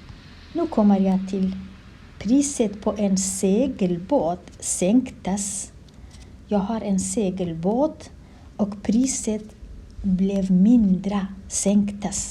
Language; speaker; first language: Swedish; non-native, learner; Kurdish